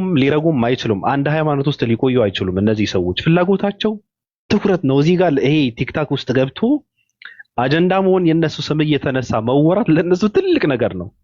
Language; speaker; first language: Amharic; native; Amharic